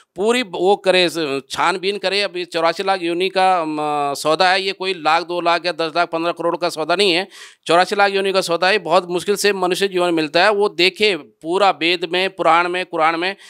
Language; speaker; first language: Hindi; native; Hindi